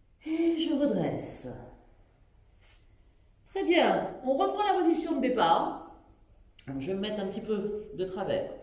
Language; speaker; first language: French; native; French